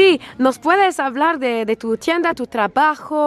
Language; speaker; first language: Spanish; non-native, learner; French